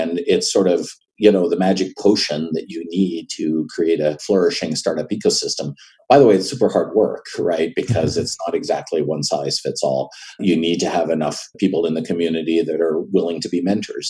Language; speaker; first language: English; native; English